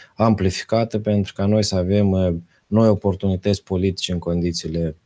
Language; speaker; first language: Romanian; native; Romanian